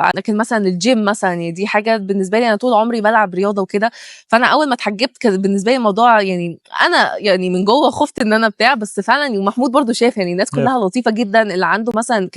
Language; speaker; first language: Egyptian Arabic; early bilingual, heritage; Arabic